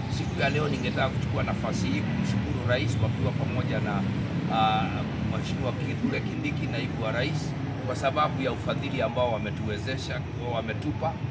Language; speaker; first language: Swahili; non-native, local second language; Kikuyu